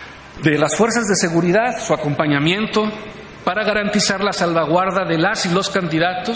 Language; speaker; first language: Spanish; native; Spanish